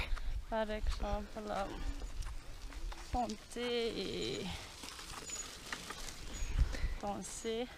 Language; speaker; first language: French; non-native, local second language; Malagasy